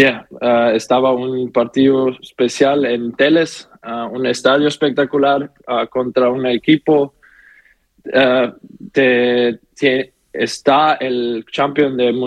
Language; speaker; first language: Spanish; non-native, learner; German